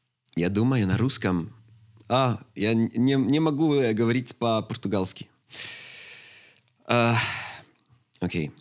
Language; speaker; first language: Russian; non-native, learner; Swedish